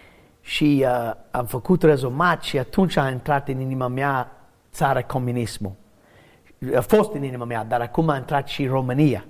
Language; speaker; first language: Romanian; non-native, learner; English